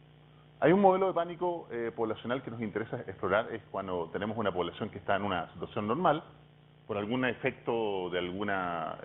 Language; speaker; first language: Spanish; native; Spanish